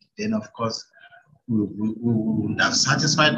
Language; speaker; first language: English; non-native, local second language; Yoruba